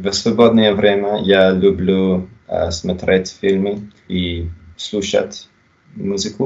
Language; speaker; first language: Russian; non-native, learner; English